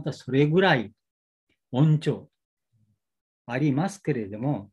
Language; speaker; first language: Japanese; non-native, learner; Bangla